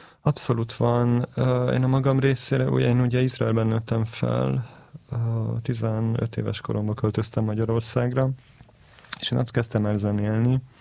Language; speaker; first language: Hungarian; early bilingual, heritage; Hungarian